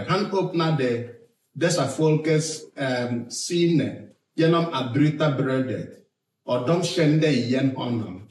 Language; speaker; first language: Swedish; non-native, fluent; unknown